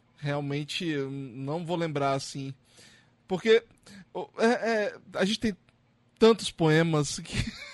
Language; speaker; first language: Portuguese; native; Portuguese